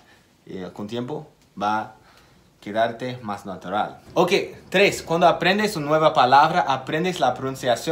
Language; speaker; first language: Spanish; non-native, fluent; English